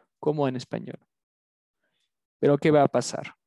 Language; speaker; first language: Spanish; non-native, fluent; French